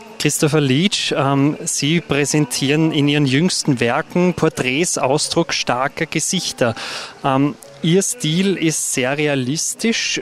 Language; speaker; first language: German; native; German